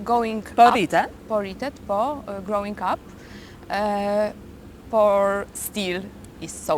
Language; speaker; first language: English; non-native, learner; Polish